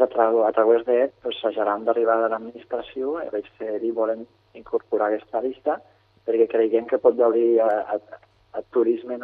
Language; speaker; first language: Catalan; native; Catalan